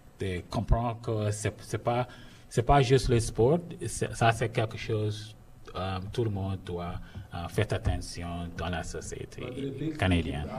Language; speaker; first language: French; non-native, learner; English